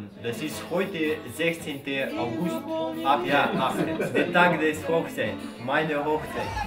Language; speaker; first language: German; non-native, learner; Russian